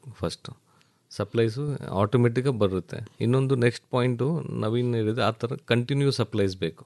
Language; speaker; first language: Kannada; non-native, learner; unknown